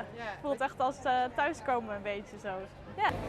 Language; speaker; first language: Dutch; native; Dutch